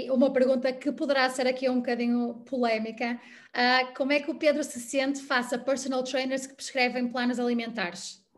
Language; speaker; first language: Portuguese; native; Portuguese